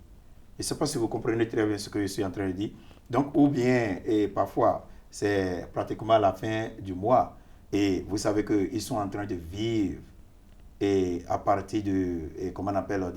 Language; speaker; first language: French; non-native, fluent; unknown